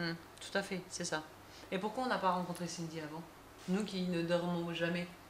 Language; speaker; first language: French; native; French